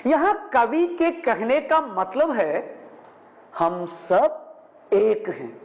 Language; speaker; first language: Hindi; non-native, local second language; Malayalam